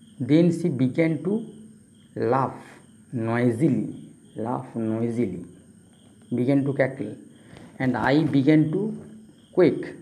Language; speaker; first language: English; non-native, local second language; Bangla